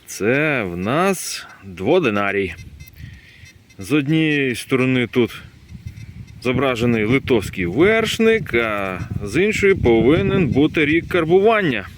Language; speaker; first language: Ukrainian; native; Ukrainian